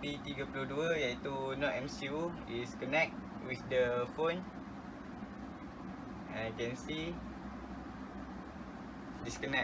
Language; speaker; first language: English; non-native, learner; Malay